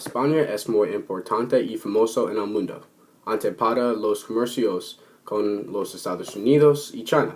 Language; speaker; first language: Spanish; non-native, learner; English